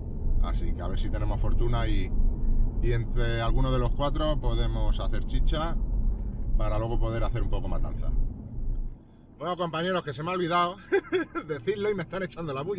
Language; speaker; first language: Spanish; native; Spanish